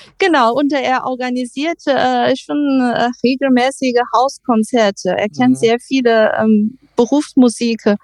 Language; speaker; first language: German; non-native, learner; Chinese